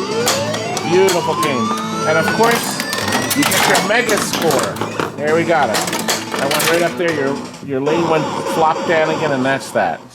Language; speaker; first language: English; native; English